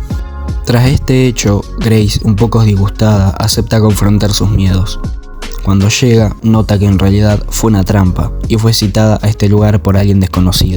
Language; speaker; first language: Spanish; native; Spanish